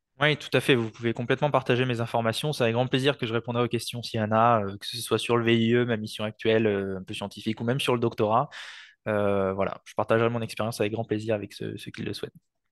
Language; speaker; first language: French; native; French